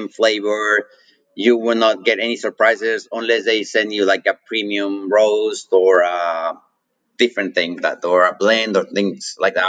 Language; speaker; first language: English; non-native, fluent; Spanish